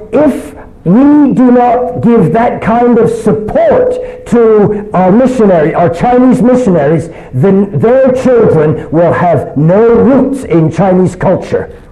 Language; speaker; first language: English; early bilingual, other home language; Chinese